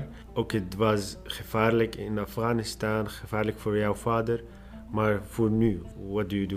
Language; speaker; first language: Dutch; non-native, learner; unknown